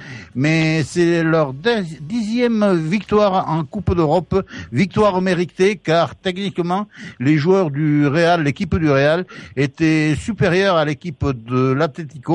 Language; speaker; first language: French; native; French